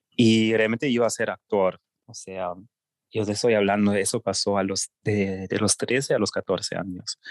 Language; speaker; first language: Spanish; early bilingual, heritage; German